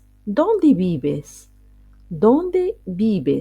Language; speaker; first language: Spanish; non-native, fluent; Arabic